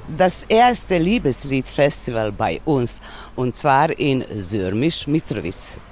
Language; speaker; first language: German; non-native, fluent; Serbian